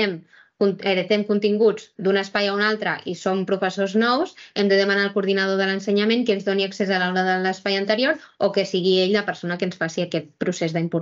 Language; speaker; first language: Catalan; native; Catalan